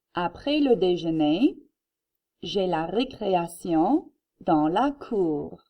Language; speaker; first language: French; non-native, fluent; English